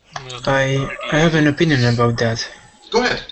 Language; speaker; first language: English; non-native, fluent; French